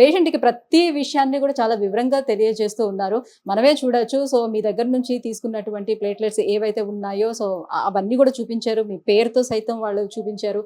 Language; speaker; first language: Telugu; native; Telugu